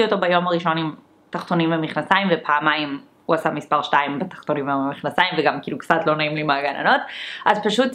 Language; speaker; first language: Hebrew; early bilingual, other home language; English